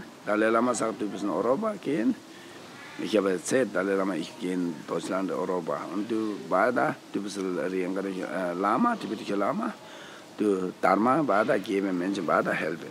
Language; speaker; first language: German; non-native, learner; Tibetan